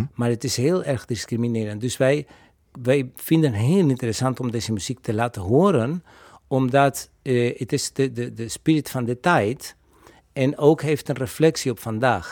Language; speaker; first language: Dutch; non-native, fluent; Spanish